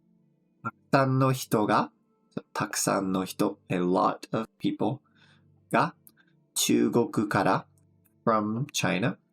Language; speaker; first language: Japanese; non-native, fluent; English